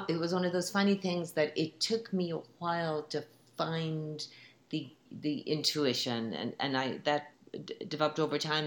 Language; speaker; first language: English; native; English